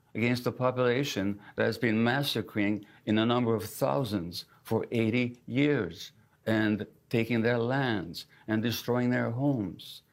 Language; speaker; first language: English; early bilingual, other home language; Hungarian